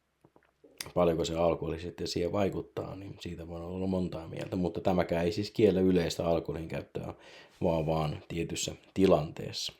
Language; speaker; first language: Finnish; native; Finnish